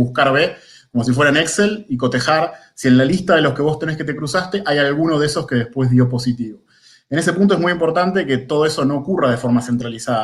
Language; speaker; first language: Spanish; native; Spanish